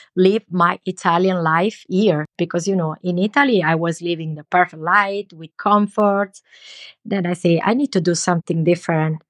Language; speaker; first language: English; non-native, learner; Italian